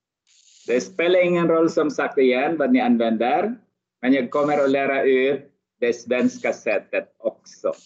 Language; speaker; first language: Swedish; non-native, fluent; Arabic